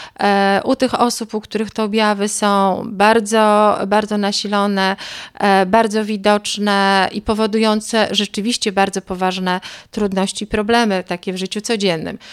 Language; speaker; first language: Polish; native; Polish